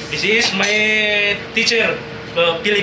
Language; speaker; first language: English; non-native, learner; Indonesian